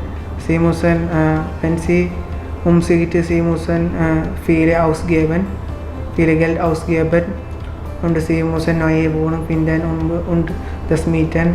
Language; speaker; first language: German; non-native, learner; Malayalam